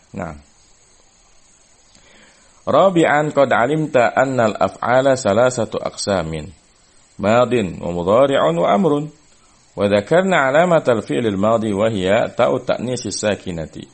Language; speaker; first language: Arabic; non-native, fluent; Indonesian